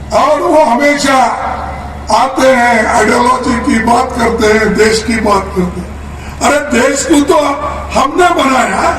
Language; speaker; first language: Hindi; non-native, local second language; Kannada